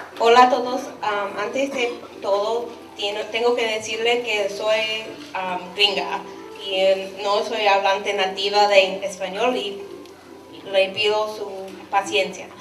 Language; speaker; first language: Spanish; non-native, fluent; English